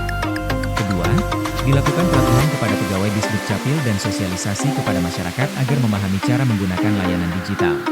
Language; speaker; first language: Indonesian; native; Indonesian